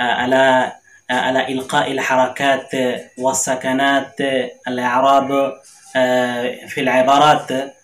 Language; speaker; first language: Arabic; non-native, fluent; Urdu